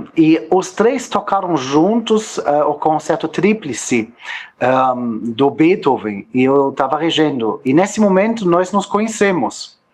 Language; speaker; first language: Portuguese; non-native, fluent; German